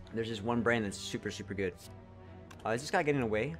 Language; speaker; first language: English; native; English